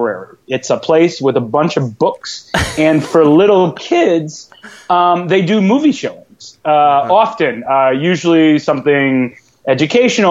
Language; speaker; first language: English; native; English